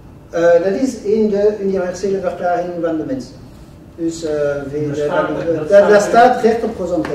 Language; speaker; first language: Dutch; non-native, local second language; French